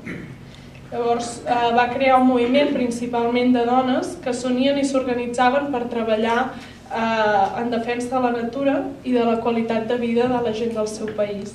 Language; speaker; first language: Catalan; native; Catalan